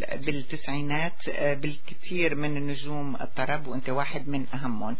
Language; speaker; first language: Arabic; native; Arabic